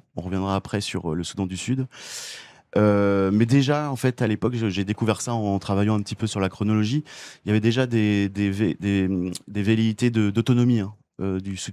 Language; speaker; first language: French; native; French